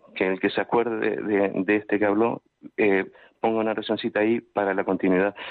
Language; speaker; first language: Spanish; native; Spanish